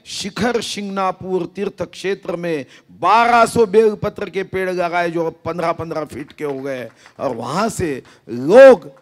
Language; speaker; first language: Hindi; non-native, local second language; Marathi